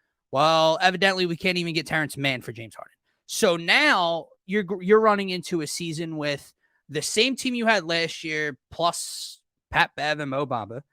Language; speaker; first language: English; native; English